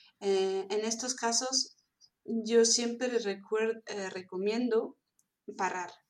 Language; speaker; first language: Spanish; non-native, fluent; German